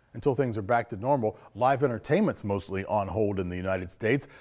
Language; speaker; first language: English; native; English